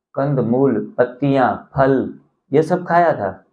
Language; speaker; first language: Hindi; non-native, local second language; Gujarati